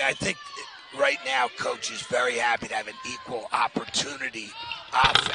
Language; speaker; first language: English; native; English